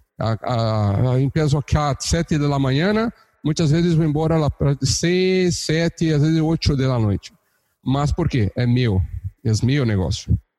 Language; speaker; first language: Portuguese; native; Portuguese